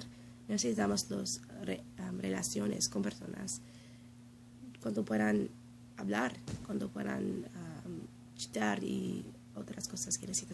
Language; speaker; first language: Spanish; non-native, learner; English